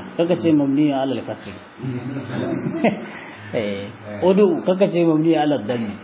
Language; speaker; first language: Arabic; non-native, fluent; Hausa